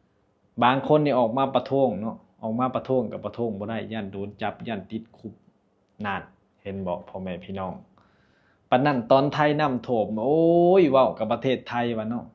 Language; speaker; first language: Thai; non-native, local second language; Lao